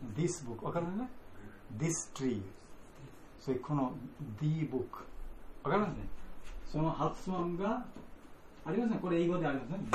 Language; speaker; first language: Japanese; non-native, learner; Bangla